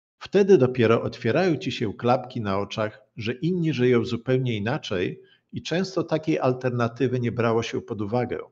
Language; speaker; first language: Polish; native; Polish